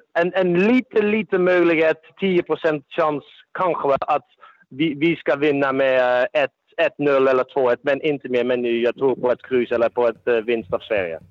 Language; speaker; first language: Swedish; non-native, fluent; Dutch